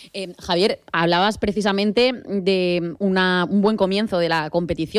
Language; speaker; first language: Spanish; native; Spanish